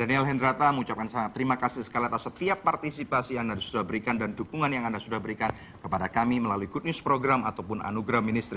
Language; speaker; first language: Indonesian; native; Indonesian